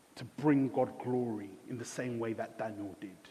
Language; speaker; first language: English; early bilingual, other home language; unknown